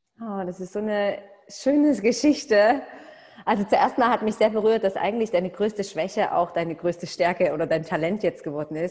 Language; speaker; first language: German; native; German